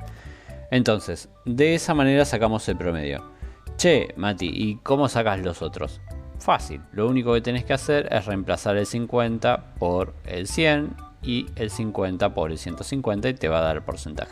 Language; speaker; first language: Spanish; native; Spanish